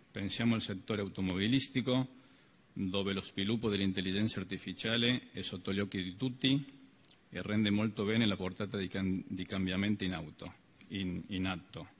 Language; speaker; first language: Italian; early bilingual, heritage; Italian